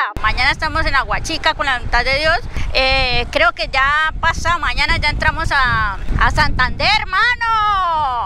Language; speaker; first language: Spanish; native; Spanish